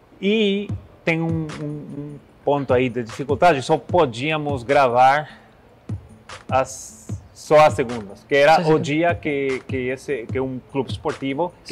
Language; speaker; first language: Portuguese; non-native, learner; Spanish